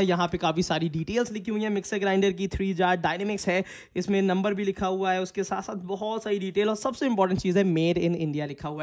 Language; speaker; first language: Hindi; native; Hindi